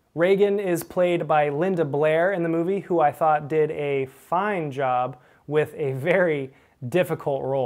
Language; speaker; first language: English; native; English